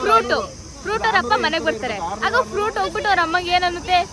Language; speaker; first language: Kannada; native; Kannada